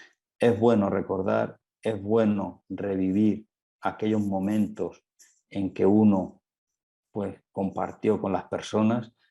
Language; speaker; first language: Spanish; native; Spanish